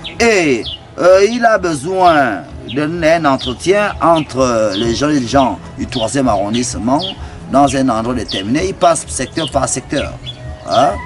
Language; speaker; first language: French; non-native, local second language; Fang